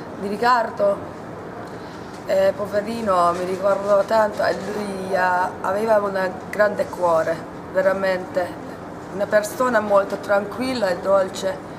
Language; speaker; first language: Italian; non-native, learner; Hungarian